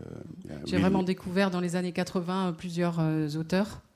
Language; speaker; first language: French; non-native, fluent; Dutch